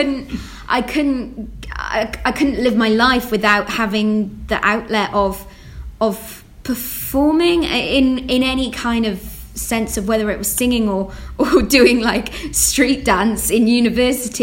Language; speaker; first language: English; native; English